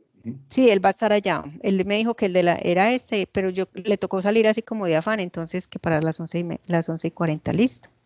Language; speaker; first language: Spanish; native; Spanish